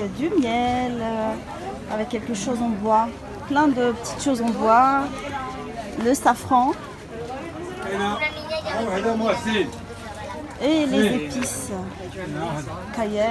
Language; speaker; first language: French; native; French